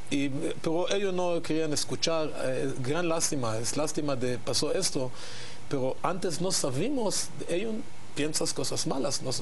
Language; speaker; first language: Spanish; non-native, learner; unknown